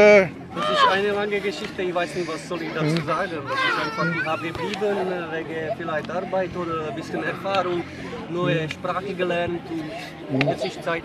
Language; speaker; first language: German; non-native, learner; Czech